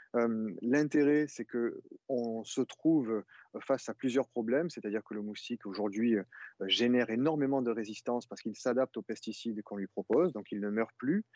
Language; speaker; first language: French; native; French